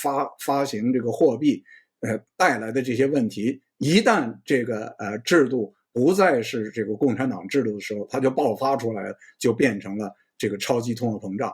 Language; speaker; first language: Chinese; native; Chinese